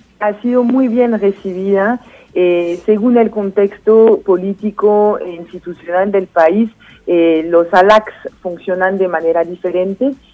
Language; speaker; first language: Spanish; non-native, fluent; French